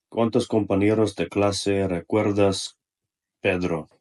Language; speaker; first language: Spanish; non-native, learner; Russian